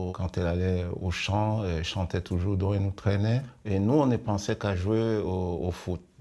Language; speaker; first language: French; non-native, local second language; Duala